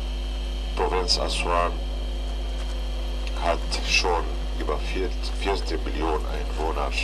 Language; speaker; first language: German; non-native, fluent; Arabic